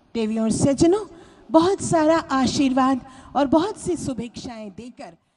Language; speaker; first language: Hindi; native; Hindi